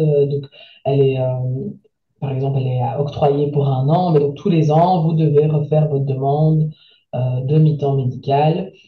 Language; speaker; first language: French; native; French